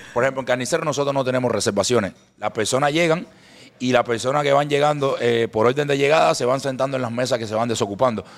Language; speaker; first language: Spanish; native; Spanish